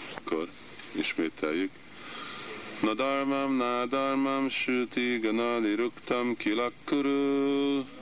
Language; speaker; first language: Hungarian; early bilingual, heritage; Hungarian